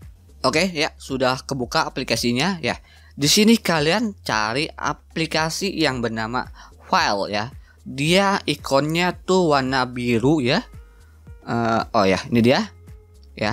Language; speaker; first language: Indonesian; native; Indonesian